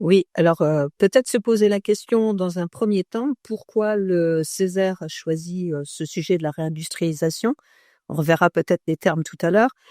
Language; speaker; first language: French; native; French